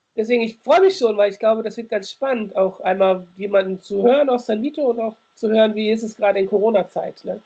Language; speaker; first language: German; native; German